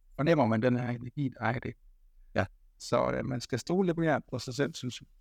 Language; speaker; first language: Danish; native; Danish